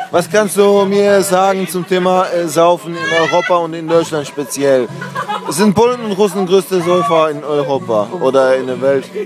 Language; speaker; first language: German; non-native, fluent; Polish